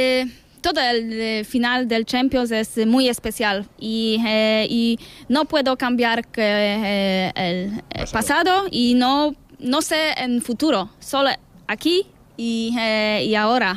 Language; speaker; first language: Spanish; non-native, learner; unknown